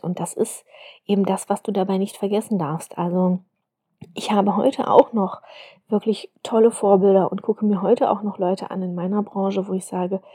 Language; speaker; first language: German; native; German